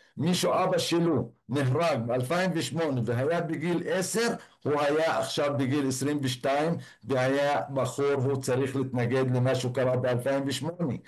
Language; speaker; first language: Hebrew; non-native, local second language; Arabic